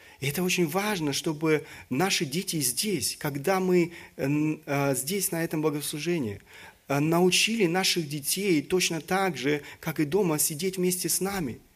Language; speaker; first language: Russian; early bilingual, other home language; German